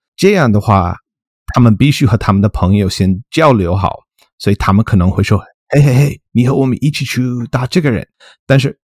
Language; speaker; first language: Chinese; non-native, fluent; English